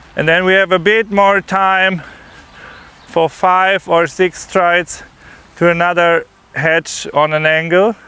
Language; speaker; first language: English; non-native, fluent; German